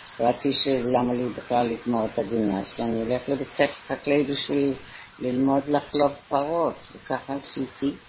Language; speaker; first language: Hebrew; native; Hebrew